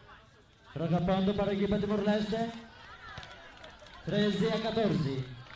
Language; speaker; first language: Portuguese; non-native, local second language; Tetum